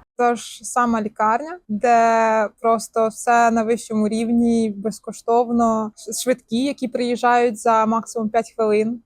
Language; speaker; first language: Ukrainian; native; Ukrainian